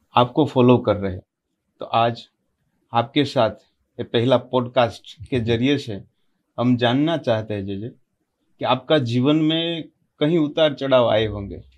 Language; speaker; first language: Hindi; non-native, local second language; Gujarati